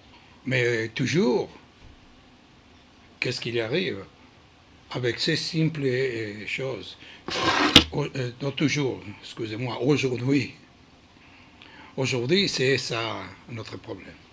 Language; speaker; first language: French; non-native, learner; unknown